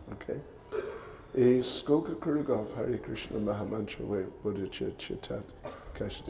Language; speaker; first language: Russian; non-native, learner; English